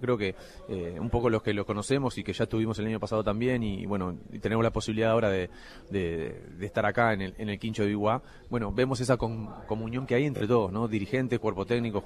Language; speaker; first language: Spanish; native; Spanish